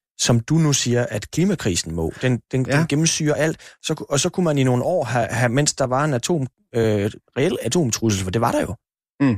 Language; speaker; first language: Danish; native; Danish